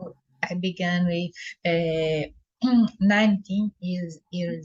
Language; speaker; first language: English; non-native, learner; Portuguese